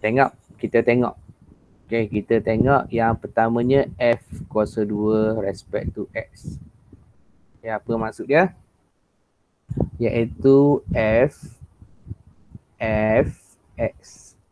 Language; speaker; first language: Malay; native; Malay